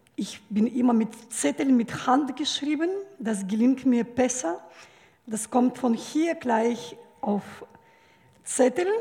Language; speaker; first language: German; non-native, fluent; Russian